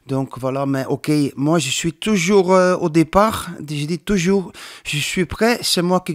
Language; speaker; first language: French; non-native, learner; Dutch